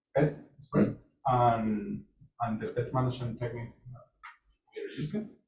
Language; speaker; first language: English; non-native, fluent; Spanish